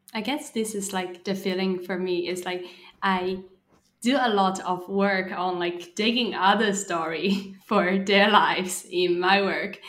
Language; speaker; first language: English; non-native, local second language; Cantonese